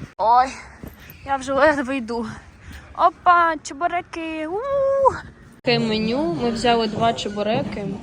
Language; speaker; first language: Ukrainian; non-native, local second language; Russian